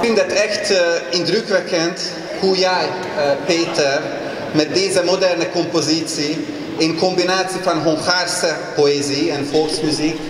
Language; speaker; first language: Dutch; non-native, fluent; Hungarian